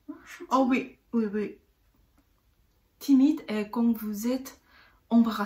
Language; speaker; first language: French; non-native, learner; Korean